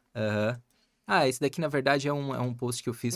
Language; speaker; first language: Portuguese; native; Portuguese